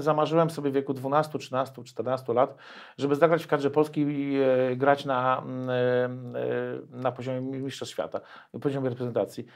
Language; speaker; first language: Polish; native; Polish